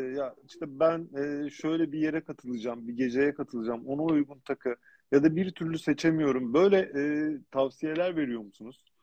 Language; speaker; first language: Turkish; native; Turkish